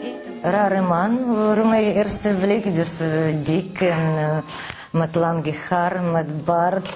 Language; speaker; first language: Dutch; non-native, learner; Russian